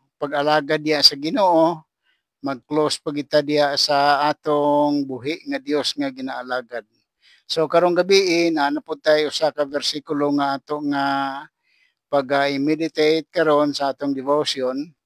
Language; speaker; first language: Cebuano; non-native, local second language; Hiligaynon